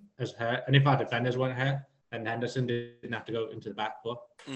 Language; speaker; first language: English; native; English